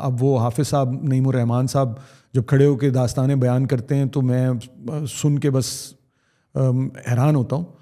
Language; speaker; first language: Urdu; native; Urdu